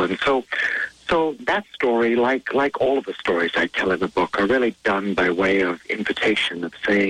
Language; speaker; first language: English; native; English